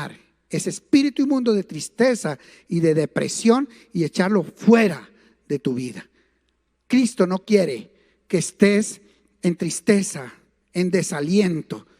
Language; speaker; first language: Spanish; native; Spanish